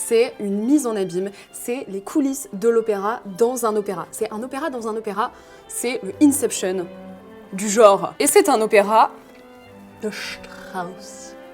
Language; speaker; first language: French; native; French